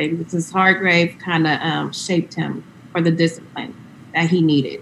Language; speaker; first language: English; native; English